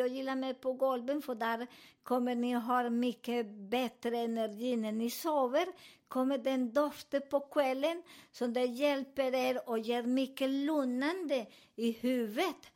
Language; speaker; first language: Swedish; non-native, learner; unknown